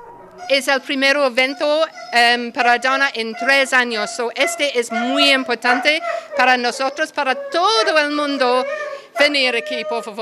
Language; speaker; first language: Spanish; non-native, learner; English